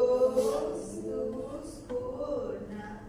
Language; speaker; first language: English; non-native, learner; Indonesian